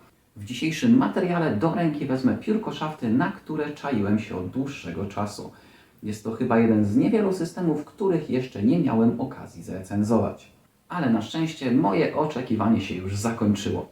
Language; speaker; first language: Polish; native; Polish